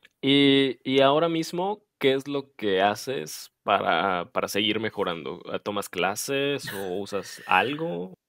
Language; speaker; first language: Spanish; native; Spanish